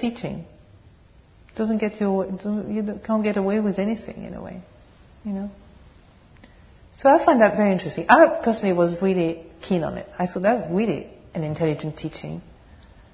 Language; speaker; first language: English; non-native, fluent; French